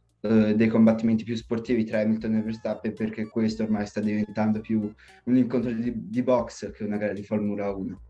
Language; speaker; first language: Italian; native; Italian